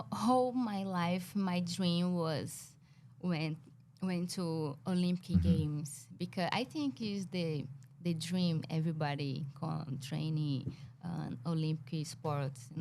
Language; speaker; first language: English; non-native, learner; Portuguese